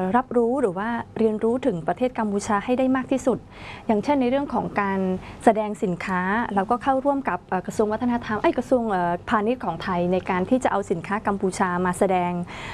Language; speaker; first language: Thai; non-native, fluent; Khmer